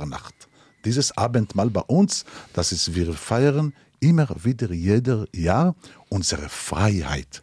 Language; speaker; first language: German; non-native, learner; Hebrew